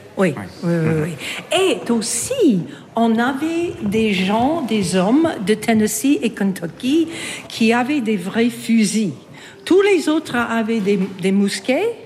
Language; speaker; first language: French; non-native, fluent; English